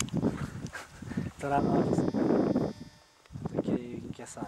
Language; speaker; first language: Greek; non-native, learner; Romanian